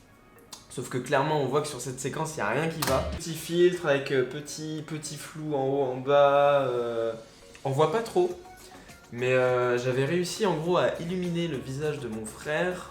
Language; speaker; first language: French; native; French